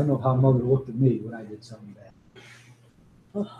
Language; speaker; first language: English; native; English